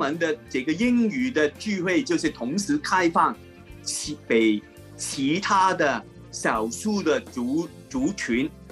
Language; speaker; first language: Chinese; non-native, local second language; Cantonese